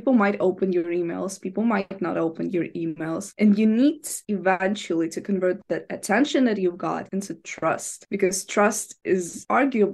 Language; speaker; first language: English; non-native, fluent; Ukrainian